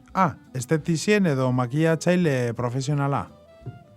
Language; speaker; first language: Basque; native; Basque